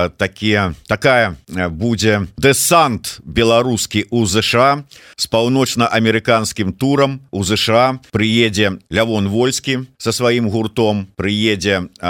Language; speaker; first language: Belarusian; non-native, local second language; Russian